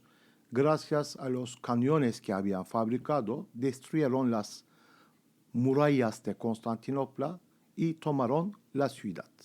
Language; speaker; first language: Spanish; non-native, fluent; Turkish